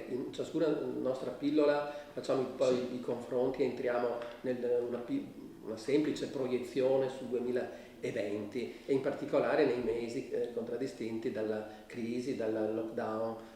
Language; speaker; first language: Italian; native; Italian